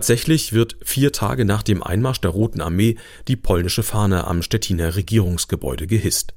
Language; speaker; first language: German; native; German